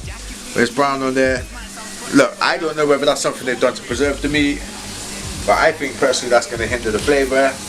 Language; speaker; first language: English; native; English